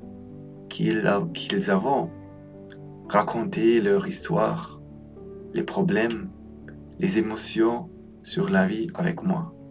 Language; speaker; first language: French; non-native, learner; Polish